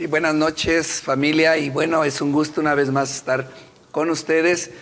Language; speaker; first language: Spanish; native; Spanish